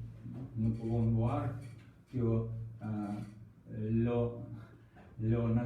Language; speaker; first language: French; non-native, learner; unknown